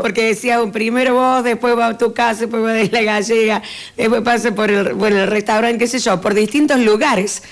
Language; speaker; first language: Spanish; native; Spanish